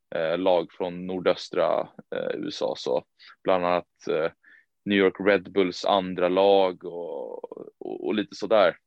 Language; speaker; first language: Swedish; native; Swedish